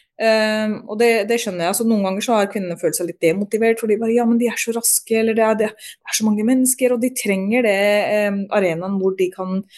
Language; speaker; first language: Norwegian; native; Norwegian